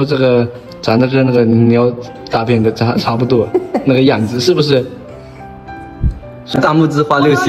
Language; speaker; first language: Chinese; native; Chinese